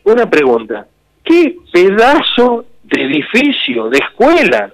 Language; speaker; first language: Spanish; native; Spanish